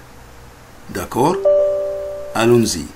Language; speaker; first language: French; non-native, fluent; Arabic